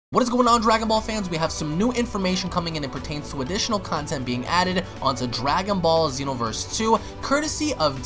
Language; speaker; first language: English; native; English